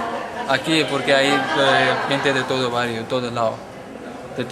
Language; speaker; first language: Spanish; non-native, learner; Punjabi